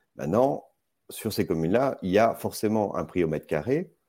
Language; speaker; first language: French; native; French